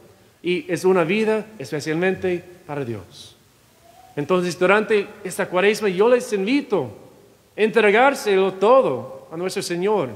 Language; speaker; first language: Spanish; non-native, fluent; English